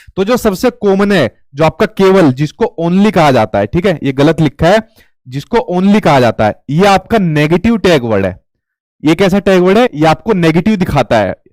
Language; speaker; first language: Hindi; native; Hindi